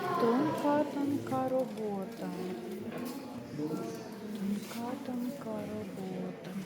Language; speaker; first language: Ukrainian; native; Ukrainian